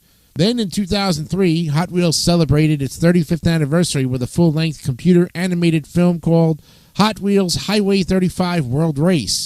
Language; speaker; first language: English; native; English